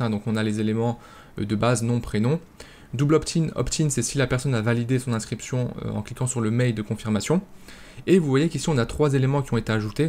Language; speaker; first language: French; native; French